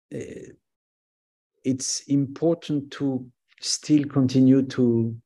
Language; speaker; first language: English; non-native, fluent; French